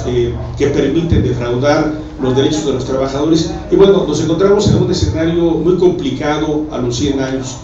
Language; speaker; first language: Spanish; native; Spanish